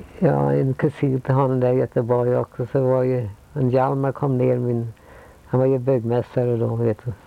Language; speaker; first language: Swedish; native; Swedish